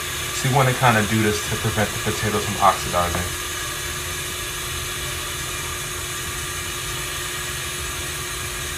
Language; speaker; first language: English; native; English